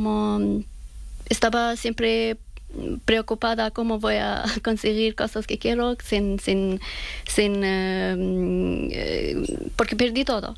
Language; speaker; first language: Spanish; non-native, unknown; Persian